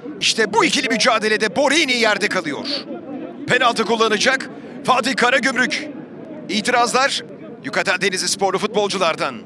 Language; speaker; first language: Turkish; native; Turkish